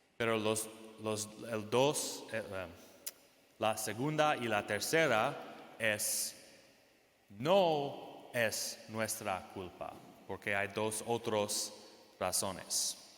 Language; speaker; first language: Spanish; non-native, fluent; English